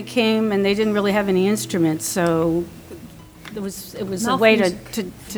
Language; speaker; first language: English; early bilingual, other home language; French